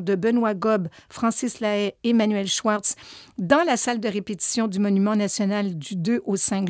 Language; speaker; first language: French; native; French